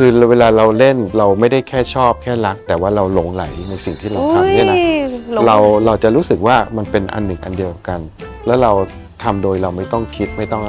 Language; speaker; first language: Thai; early bilingual, heritage; Thai